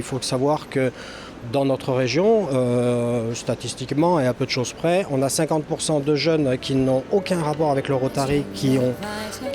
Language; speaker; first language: French; native; French